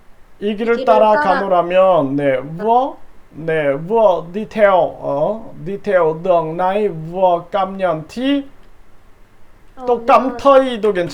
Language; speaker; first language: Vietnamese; non-native, learner; Korean